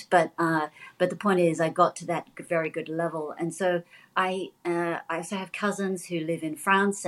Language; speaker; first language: English; native; English